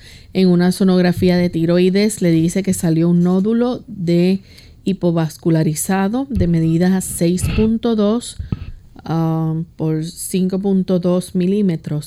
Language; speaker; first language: Spanish; native; Spanish